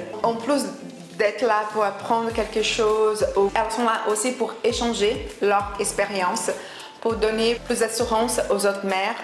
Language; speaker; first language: French; non-native, fluent; Portuguese